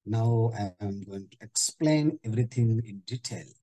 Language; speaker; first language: English; non-native, local second language; Marathi